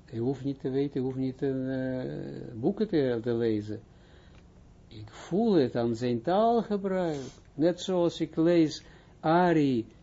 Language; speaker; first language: Dutch; non-native, fluent; Hebrew